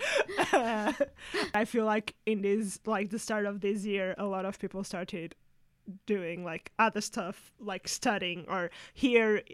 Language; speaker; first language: English; non-native, fluent; Spanish